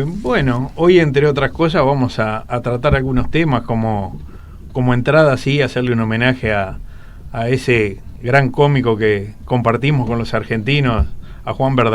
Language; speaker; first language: Spanish; native; Spanish